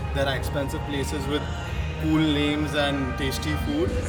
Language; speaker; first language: English; non-native, local second language; Marathi